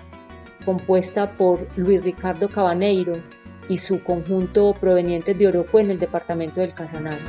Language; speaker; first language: Spanish; native; Spanish